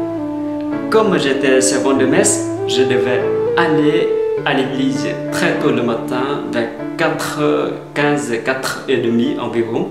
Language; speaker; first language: French; non-native, fluent; Vietnamese